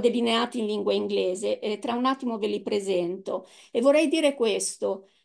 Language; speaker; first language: Italian; native; Italian